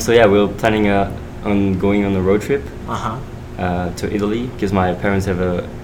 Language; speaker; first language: English; non-native, fluent; Dutch